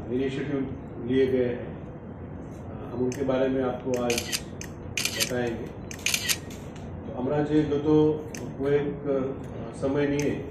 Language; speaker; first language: Hindi; non-native, local second language; Bangla